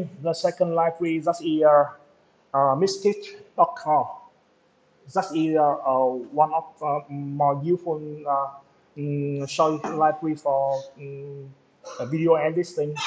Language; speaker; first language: English; non-native, local second language; Vietnamese